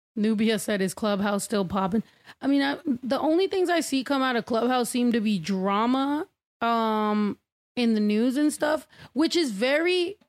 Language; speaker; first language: English; early bilingual, other home language; Spanish